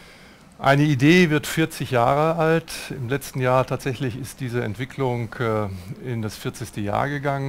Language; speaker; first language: German; native; German